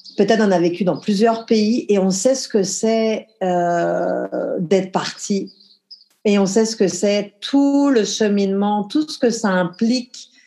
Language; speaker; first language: French; native; French